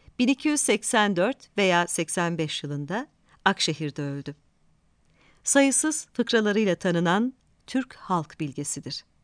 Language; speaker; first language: Turkish; native; Turkish